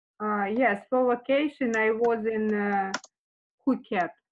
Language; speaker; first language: English; non-native, learner; Russian